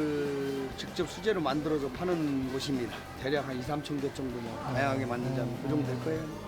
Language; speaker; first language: Korean; native; Korean